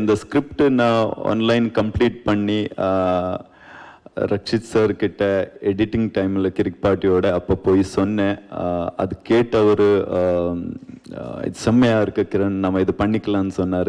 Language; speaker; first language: Tamil; non-native, learner; Kannada